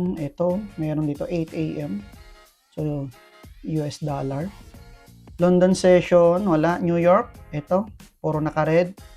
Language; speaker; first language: Filipino; native; Filipino